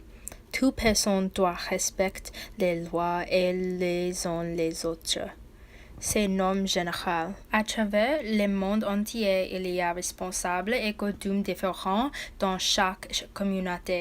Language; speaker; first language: French; non-native, learner; English